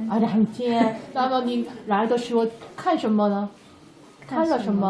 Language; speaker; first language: Chinese; non-native, learner; Korean